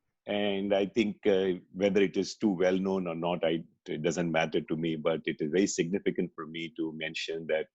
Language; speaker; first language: English; non-native, local second language; Hindi